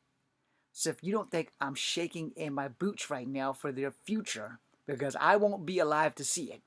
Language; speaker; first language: English; native; English